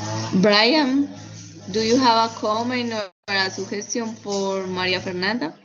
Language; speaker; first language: English; non-native, fluent; Spanish